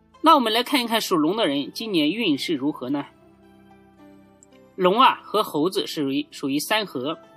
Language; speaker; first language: Chinese; native; Chinese